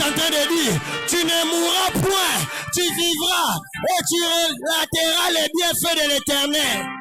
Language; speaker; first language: French; non-native, local second language; Lingala